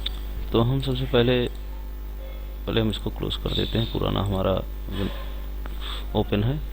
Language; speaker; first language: Hindi; native; Hindi